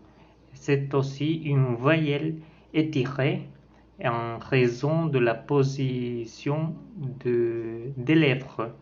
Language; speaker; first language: French; non-native, learner; Spanish